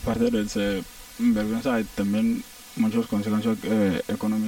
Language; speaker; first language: Spanish; non-native, learner; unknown